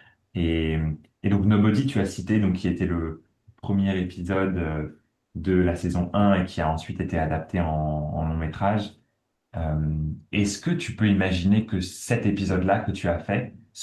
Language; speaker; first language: French; native; French